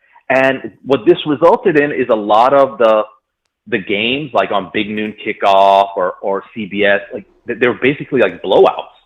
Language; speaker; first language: English; native; English